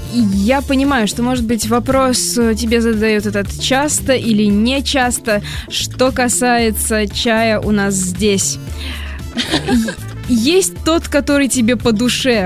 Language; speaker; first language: Russian; native; Russian